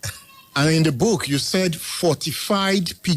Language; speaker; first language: English; non-native, local second language; Yoruba